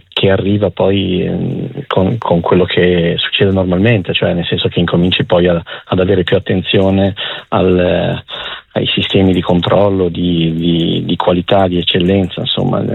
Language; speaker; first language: Italian; native; Italian